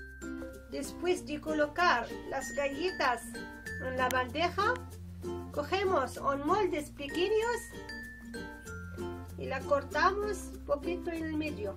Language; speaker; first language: Spanish; non-native, fluent; Arabic